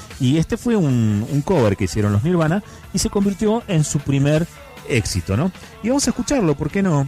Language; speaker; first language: Spanish; native; Spanish